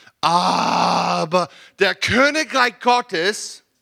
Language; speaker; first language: German; non-native, learner; English